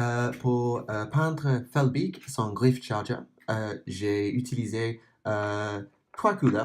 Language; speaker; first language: French; non-native, learner; English